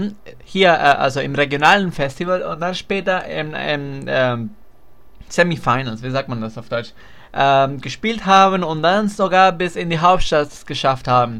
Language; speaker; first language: German; non-native, fluent; Spanish